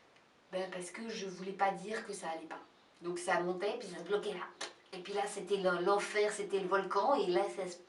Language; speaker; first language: French; native; French